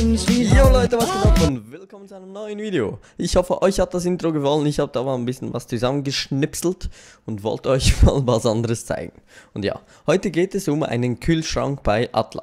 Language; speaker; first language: German; native; German